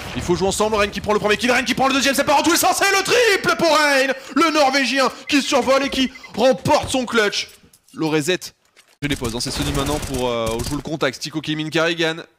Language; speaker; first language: French; native; French